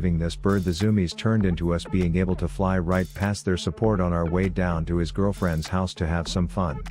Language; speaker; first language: English; native; English